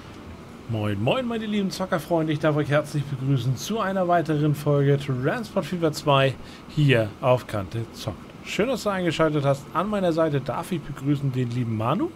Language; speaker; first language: German; native; German